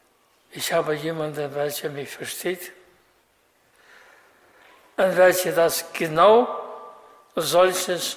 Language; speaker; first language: German; non-native, fluent; Russian